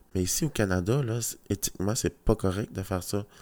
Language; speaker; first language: French; native; French